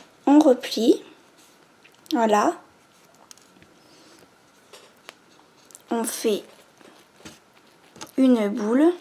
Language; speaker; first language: French; native; French